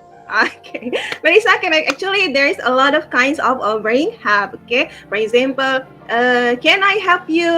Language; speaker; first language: English; non-native, fluent; Indonesian